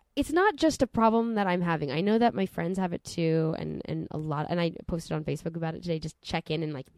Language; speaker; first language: English; native; English